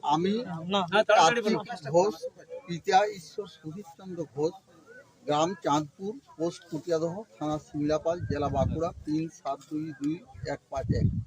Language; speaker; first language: Bangla; native; Bangla